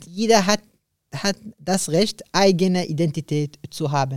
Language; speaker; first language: German; non-native, learner; Arabic